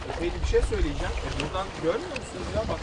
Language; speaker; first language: Turkish; native; Turkish